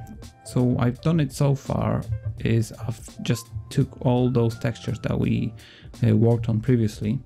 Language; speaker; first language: English; non-native, fluent; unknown